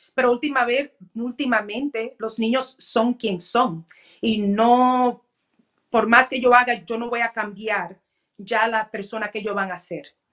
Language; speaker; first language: Spanish; early bilingual, heritage; Spanish